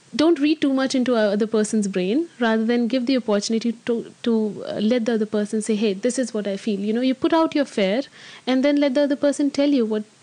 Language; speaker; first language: English; non-native, local second language; Hindi